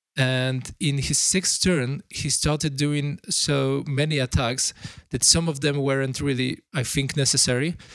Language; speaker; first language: English; non-native, fluent; Polish